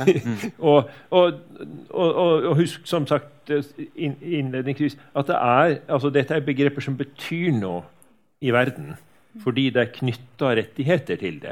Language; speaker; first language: Norwegian; native; Norwegian